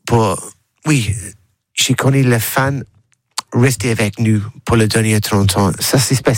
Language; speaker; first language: French; non-native, learner; English